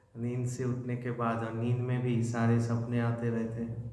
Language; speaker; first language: Hindi; non-native, local second language; Bangla